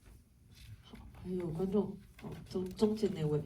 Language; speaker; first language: Chinese; native; Chinese